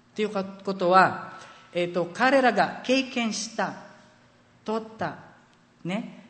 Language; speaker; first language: Japanese; non-native, fluent; Filipino